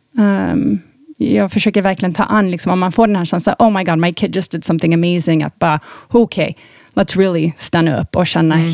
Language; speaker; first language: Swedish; early bilingual, heritage; Swedish